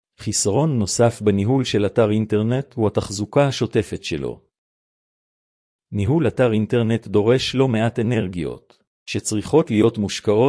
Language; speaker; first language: Hebrew; native; Hebrew